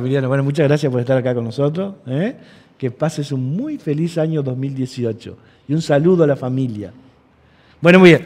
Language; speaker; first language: Spanish; native; Spanish